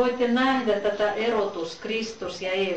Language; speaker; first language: Finnish; non-native, learner; Russian